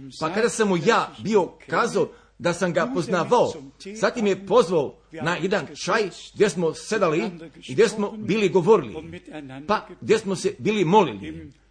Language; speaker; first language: Croatian; early bilingual, heritage; Croatian